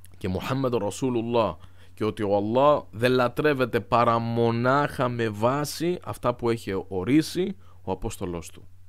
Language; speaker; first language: Greek; non-native, fluent; Arabic